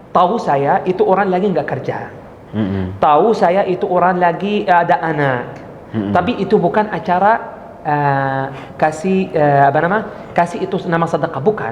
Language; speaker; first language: Indonesian; non-native, learner; Arabic